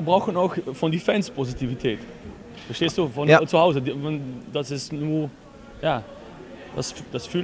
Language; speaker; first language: German; non-native, fluent; Dutch